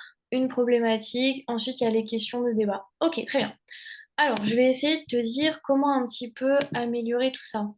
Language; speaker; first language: French; native; French